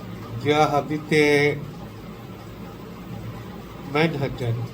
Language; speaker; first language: French; non-native, learner; Bangla